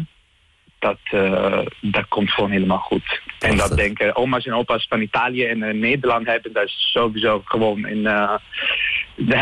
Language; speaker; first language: Dutch; non-native, fluent; Italian